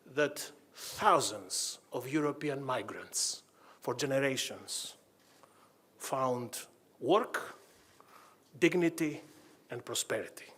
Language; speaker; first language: English; non-native, fluent; Greek